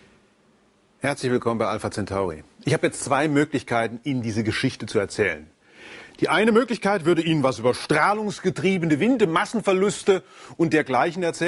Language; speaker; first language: German; native; German